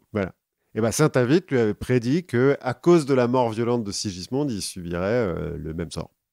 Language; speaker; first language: French; native; French